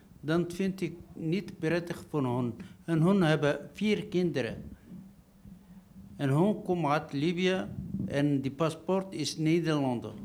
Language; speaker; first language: Dutch; non-native, learner; Arabic